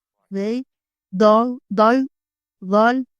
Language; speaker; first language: Arabic; non-native, learner; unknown